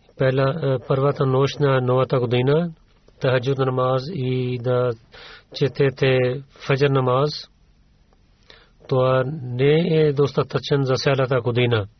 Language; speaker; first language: Bulgarian; non-native, learner; Urdu